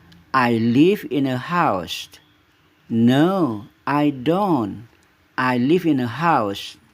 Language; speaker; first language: English; non-native, fluent; Indonesian